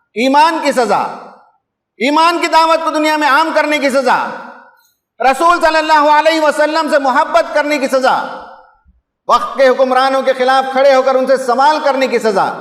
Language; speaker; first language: Urdu; native; Urdu